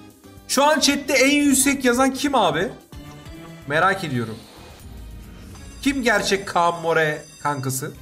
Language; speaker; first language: Turkish; native; Turkish